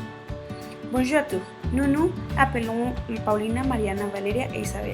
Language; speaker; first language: French; non-native, learner; Spanish